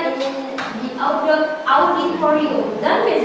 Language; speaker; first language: English; non-native, fluent; Indonesian